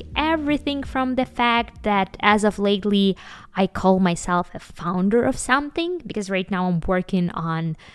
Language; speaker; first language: English; non-native, fluent; Ukrainian